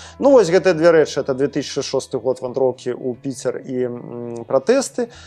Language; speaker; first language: Belarusian; non-native, local second language; Russian